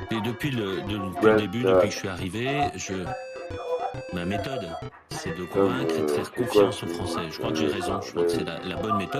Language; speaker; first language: French; native; French